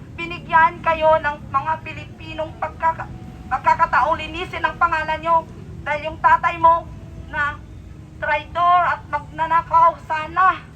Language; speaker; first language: Filipino; native; Filipino